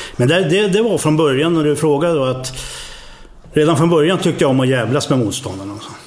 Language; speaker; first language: Swedish; native; Swedish